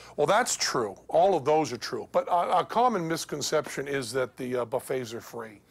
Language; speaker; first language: English; native; English